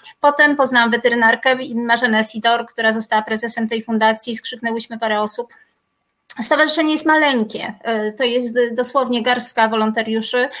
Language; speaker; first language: Polish; native; Polish